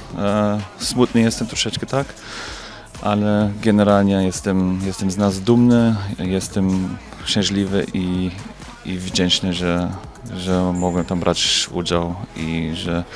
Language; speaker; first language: Polish; non-native, fluent; German